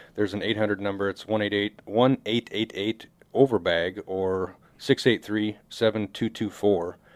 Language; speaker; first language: English; native; English